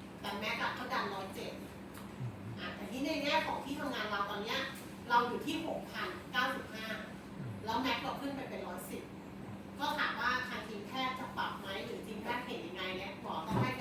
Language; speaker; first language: Thai; native; Thai